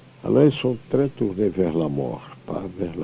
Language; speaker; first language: French; non-native, fluent; Portuguese